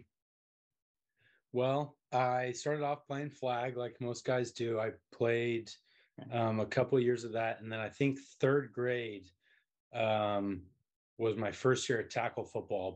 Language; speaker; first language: English; native; English